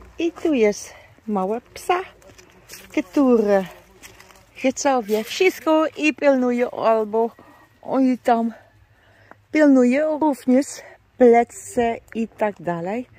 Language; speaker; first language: Polish; non-native, learner; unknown